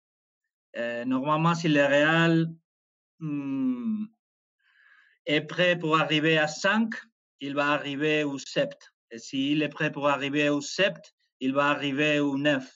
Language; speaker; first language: French; non-native, fluent; Spanish